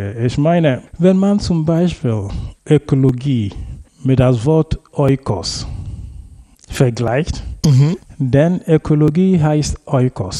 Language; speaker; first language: German; non-native, fluent; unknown